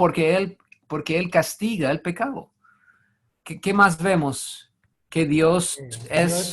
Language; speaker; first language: Spanish; non-native, fluent; English